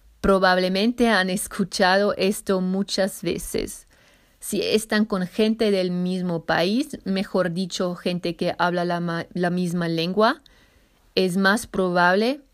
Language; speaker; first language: Spanish; non-native, fluent; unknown